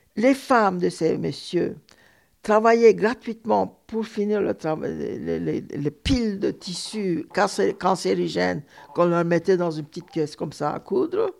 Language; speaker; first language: French; non-native, fluent; Turkish